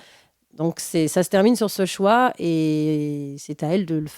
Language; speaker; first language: French; native; French